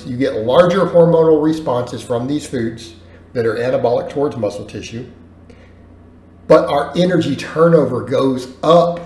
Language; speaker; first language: English; native; English